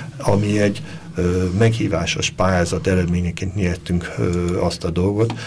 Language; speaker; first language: Hungarian; early bilingual, heritage; Hungarian